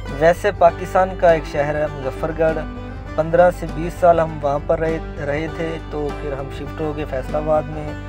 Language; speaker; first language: Urdu; non-native, local second language; Punjabi